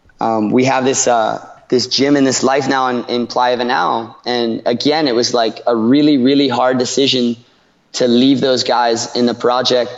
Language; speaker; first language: English; native; English